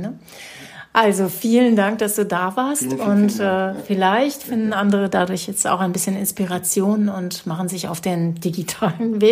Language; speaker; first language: German; native; German